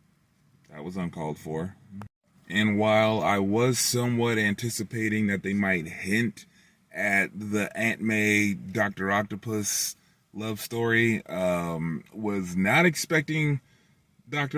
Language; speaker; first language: English; native; English